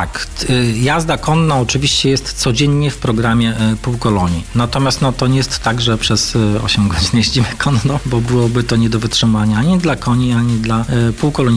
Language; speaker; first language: Polish; native; Polish